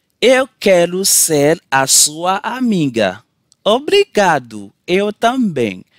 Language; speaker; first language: Portuguese; non-native, learner; Haitian Creole